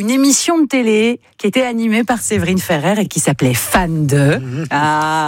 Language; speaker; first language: French; native; French